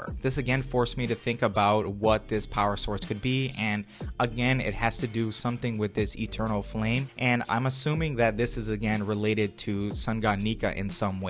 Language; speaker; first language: English; native; English